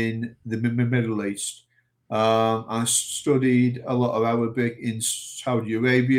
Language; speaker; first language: English; native; English